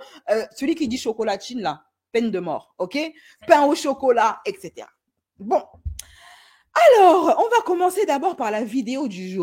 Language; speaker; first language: French; native; French